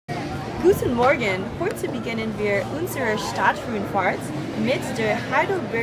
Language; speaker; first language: German; non-native, learner; English